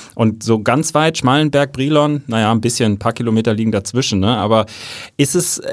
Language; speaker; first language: German; native; German